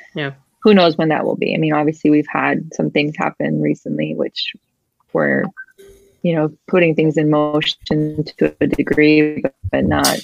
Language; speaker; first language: English; early bilingual, other home language; Spanish